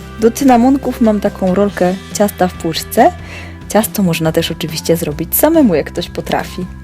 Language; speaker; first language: Polish; native; Polish